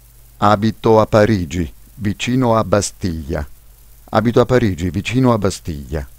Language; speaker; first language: Italian; non-native, fluent; French